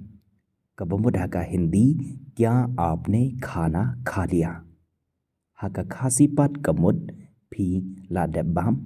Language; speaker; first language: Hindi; non-native, local second language; Khasi